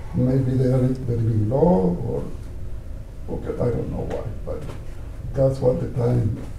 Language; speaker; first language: English; non-native, fluent; Spanish